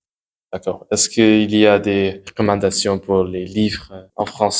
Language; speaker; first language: French; non-native, learner; English